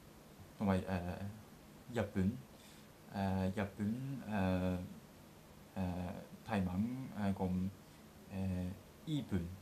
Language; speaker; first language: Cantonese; non-native, learner; Japanese